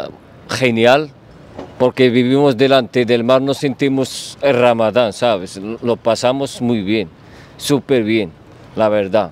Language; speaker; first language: Spanish; non-native, fluent; Arabic